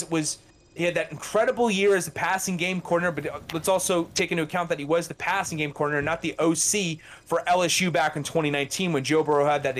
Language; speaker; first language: English; native; English